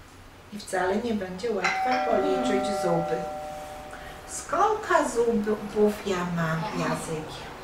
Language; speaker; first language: Polish; non-native, learner; Russian